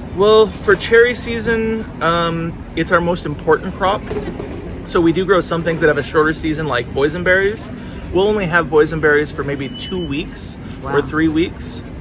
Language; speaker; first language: English; native; English